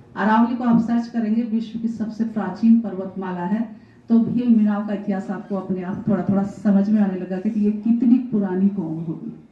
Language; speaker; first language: Hindi; non-native, local second language; Rajasthani